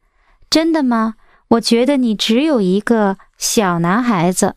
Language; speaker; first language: Chinese; non-native, learner; English